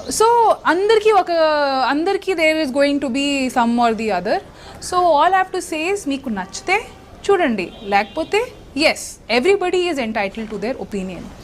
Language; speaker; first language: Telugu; non-native, local second language; Odia